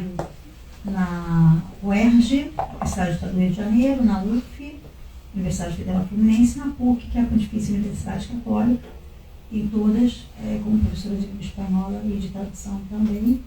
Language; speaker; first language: Portuguese; native; Portuguese